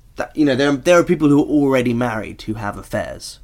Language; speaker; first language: English; native; English